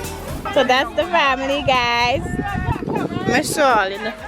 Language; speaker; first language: English; native; English